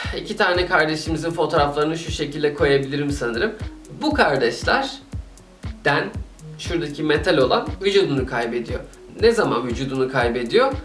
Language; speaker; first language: Turkish; native; Turkish